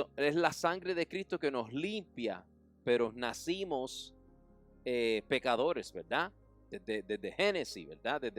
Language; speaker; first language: Spanish; early bilingual, heritage; English